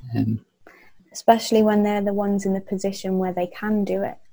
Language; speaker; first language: English; native; English